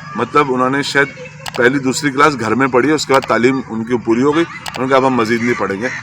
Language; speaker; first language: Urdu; native; Urdu